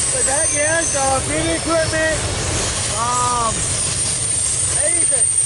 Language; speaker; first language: English; native; English